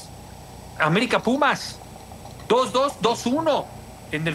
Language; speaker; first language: Spanish; native; Spanish